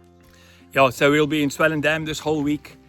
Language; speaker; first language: English; non-native, local second language; Afrikaans